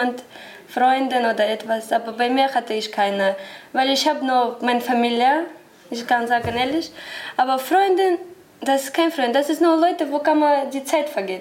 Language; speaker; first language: German; non-native, learner; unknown